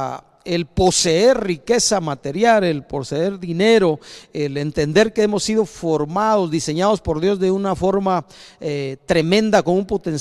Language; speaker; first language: Spanish; native; Spanish